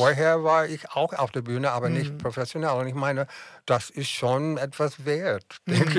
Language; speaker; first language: German; non-native, fluent; English